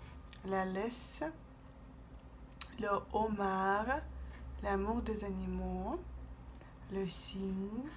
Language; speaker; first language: French; non-native, fluent; Russian